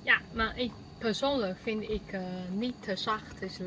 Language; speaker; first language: Dutch; non-native, learner; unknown